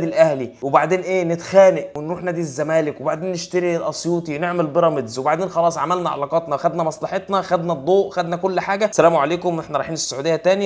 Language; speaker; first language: Arabic; native; Arabic